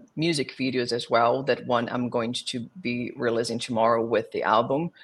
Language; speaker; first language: English; non-native, fluent; Portuguese